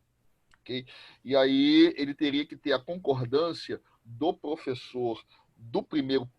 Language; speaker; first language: Portuguese; native; Portuguese